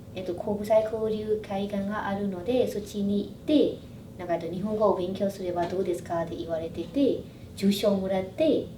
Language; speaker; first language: Japanese; non-native, fluent; Burmese